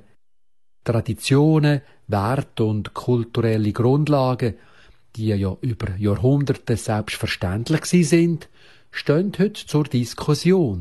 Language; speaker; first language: German; native; German